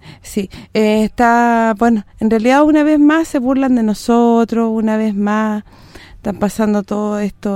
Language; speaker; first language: Spanish; native; Spanish